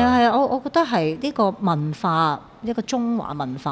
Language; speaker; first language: Cantonese; native; Cantonese